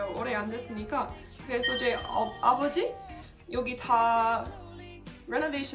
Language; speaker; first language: Korean; non-native, fluent; English